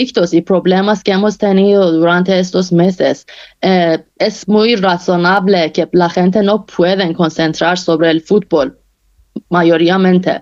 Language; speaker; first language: Spanish; non-native, fluent; Persian